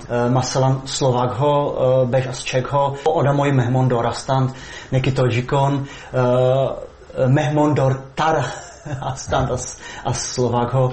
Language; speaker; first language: Persian; non-native, fluent; Czech